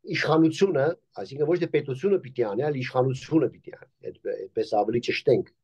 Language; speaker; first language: Armenian; native; Armenian